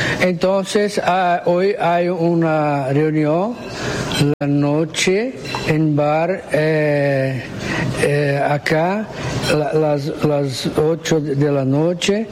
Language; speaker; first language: Spanish; non-native, learner; Portuguese